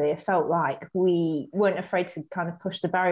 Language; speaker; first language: English; native; English